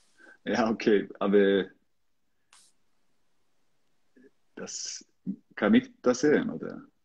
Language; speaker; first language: German; non-native, learner; Icelandic